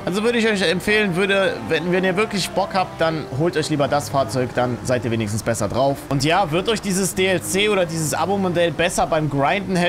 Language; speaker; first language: German; native; German